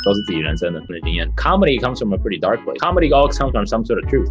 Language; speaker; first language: English; non-native, fluent; Chinese